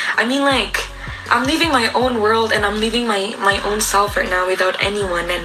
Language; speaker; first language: English; non-native, fluent; Indonesian